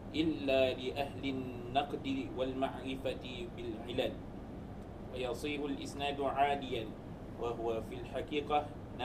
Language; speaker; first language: Arabic; non-native, learner; Malay